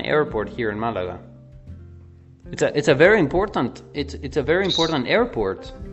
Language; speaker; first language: English; non-native, fluent; Spanish